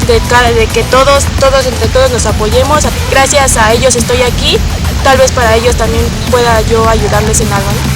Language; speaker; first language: Spanish; native; Spanish